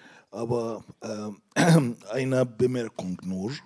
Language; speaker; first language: German; non-native, fluent; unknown